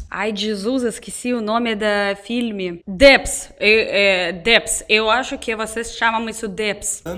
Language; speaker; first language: Portuguese; non-native, fluent; Russian